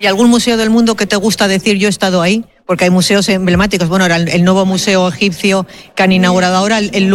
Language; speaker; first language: Spanish; native; Spanish